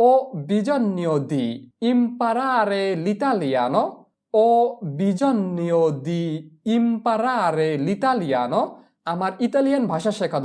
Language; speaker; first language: Italian; non-native, fluent; Bangla